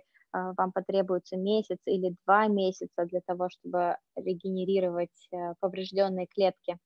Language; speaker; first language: Russian; native; Russian